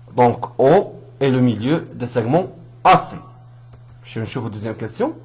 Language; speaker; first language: French; non-native, local second language; Arabic